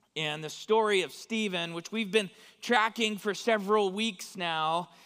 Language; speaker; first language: English; native; English